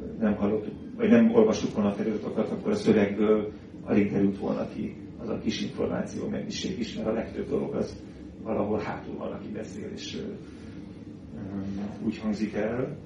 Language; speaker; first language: Hungarian; native; Hungarian